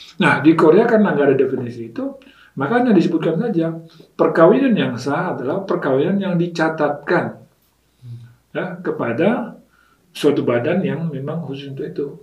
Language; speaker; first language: Indonesian; native; Indonesian